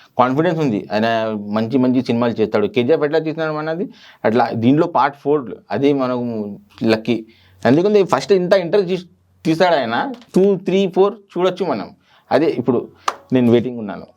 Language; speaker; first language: Telugu; non-native, local second language; Urdu